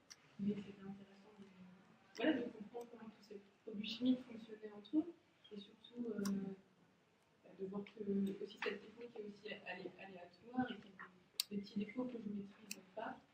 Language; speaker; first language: French; native; French